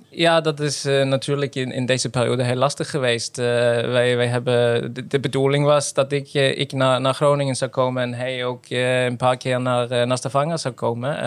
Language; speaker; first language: Dutch; non-native, fluent; Norwegian